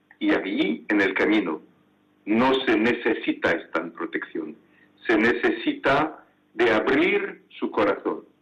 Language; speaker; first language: Spanish; non-native, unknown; French